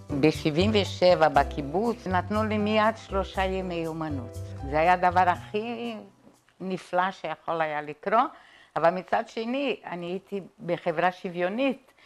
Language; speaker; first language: Hebrew; non-native, fluent; Portuguese